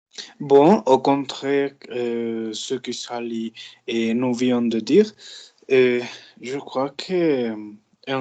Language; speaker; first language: French; non-native, learner; Spanish